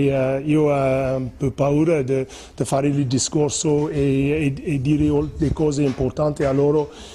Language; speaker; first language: Italian; non-native, fluent; English